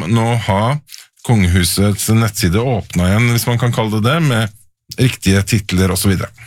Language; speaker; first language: Norwegian; native; Norwegian